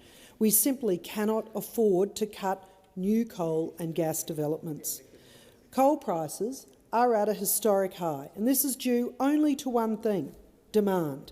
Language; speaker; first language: English; native; English